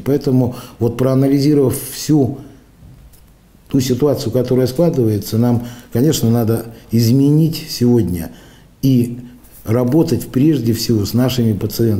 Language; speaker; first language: Russian; native; Russian